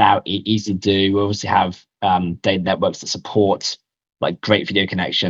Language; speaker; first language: English; native; English